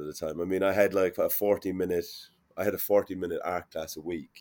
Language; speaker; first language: English; native; English